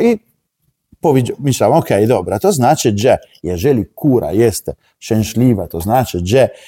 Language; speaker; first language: Polish; non-native, learner; Italian